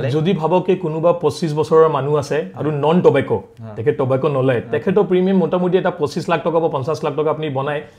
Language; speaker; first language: Assamese; non-native, local second language; Hindi